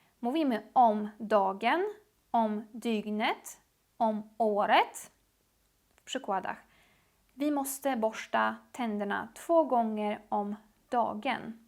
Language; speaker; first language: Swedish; non-native, fluent; Polish